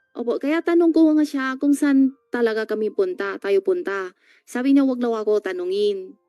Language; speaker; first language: Filipino; non-native, learner; Chinese